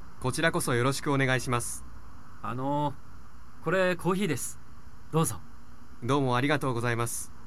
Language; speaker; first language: Japanese; non-native, learner; Portuguese